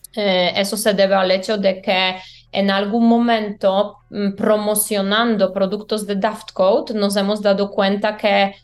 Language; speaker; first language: Spanish; non-native, fluent; Polish